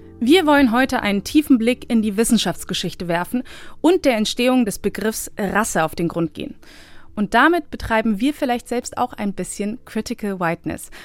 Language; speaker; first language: German; early bilingual, other home language; Bosnian